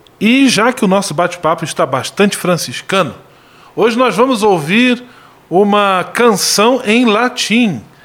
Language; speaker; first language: Portuguese; native; Portuguese